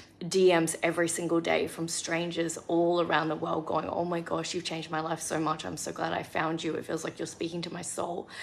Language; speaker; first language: English; native; English